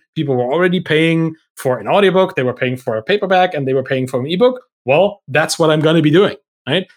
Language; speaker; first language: English; non-native, fluent; German